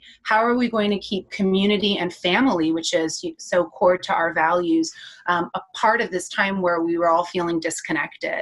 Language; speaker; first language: English; native; English